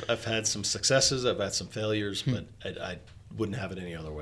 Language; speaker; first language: English; native; English